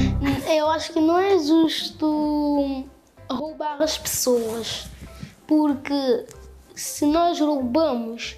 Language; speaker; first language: Portuguese; non-native, local second language; Kabuverdianu